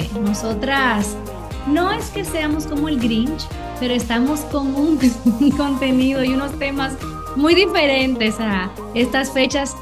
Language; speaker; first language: Spanish; native; Spanish